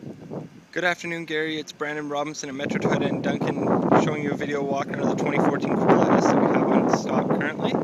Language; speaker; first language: English; native; English